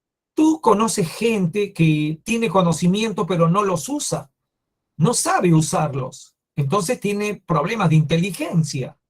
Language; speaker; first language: Spanish; native; Spanish